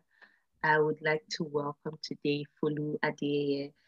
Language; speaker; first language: English; non-native, local second language; Yoruba